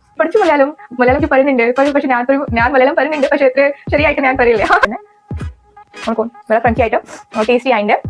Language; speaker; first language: Malayalam; non-native, learner; Hindi